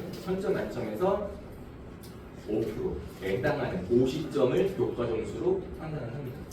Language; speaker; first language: Korean; native; Korean